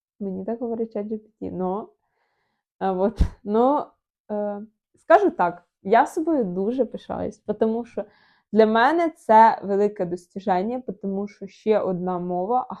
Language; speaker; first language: Ukrainian; non-native, local second language; Russian